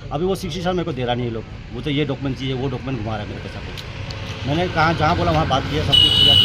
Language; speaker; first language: Hindi; non-native, local second language; Nepali